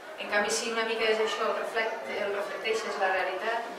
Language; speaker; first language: Catalan; native; Catalan